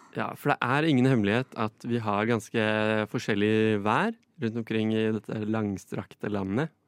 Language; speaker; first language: Norwegian; native; Norwegian